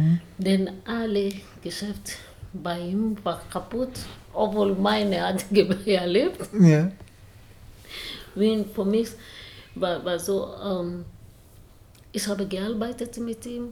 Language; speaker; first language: German; non-native, learner; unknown